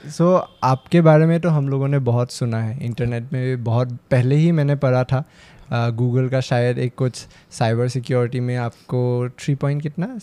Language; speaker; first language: Hindi; non-native, local second language; Assamese